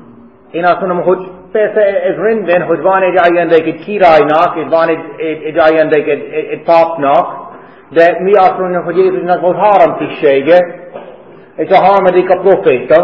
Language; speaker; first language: Hungarian; non-native, fluent; English